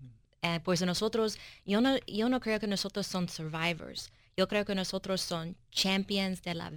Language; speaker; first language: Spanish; early bilingual, heritage; English